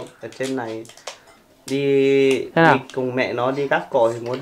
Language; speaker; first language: Vietnamese; non-native, local second language; Hmong